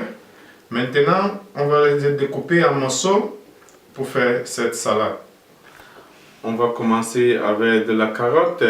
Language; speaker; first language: French; non-native, fluent; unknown